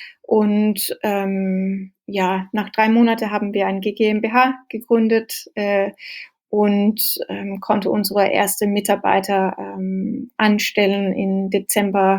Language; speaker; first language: German; non-native, fluent; Danish